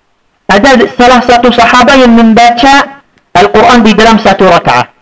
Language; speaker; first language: Indonesian; non-native, fluent; Arabic